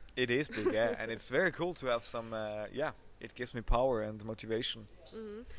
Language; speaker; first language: English; non-native, fluent; Swiss German